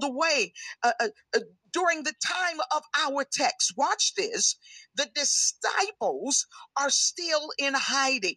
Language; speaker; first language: English; native; English